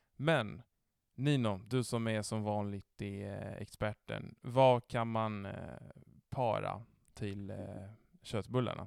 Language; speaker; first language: Swedish; non-native, fluent; Italian